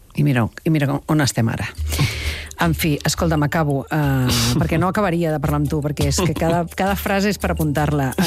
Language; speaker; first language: Catalan; native; Catalan